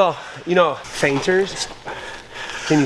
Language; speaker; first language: English; native; English